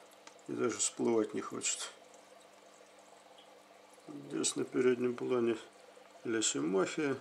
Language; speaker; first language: Russian; native; Russian